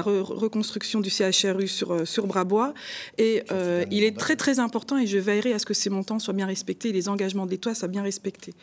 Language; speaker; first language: French; native; French